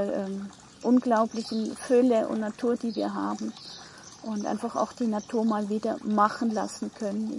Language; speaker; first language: German; native; German